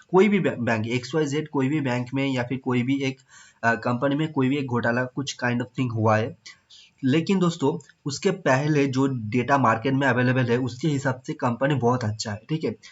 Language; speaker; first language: Hindi; non-native, local second language; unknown